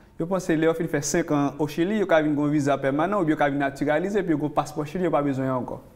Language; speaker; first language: French; non-native, local second language; Haitian Creole